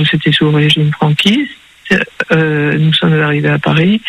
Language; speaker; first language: French; early bilingual, other home language; Spanish